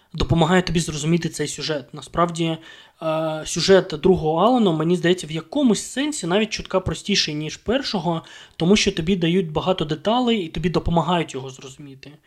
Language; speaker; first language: Ukrainian; non-native, local second language; Russian